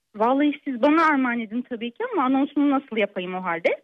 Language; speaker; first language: Turkish; native; Turkish